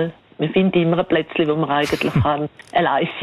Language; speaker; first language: German; native; German